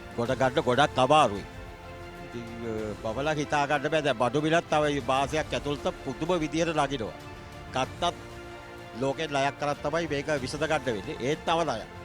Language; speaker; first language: Sinhala; native; Sinhala